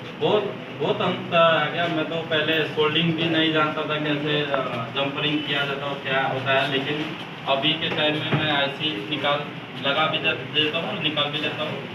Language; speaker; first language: Hindi; native; Hindi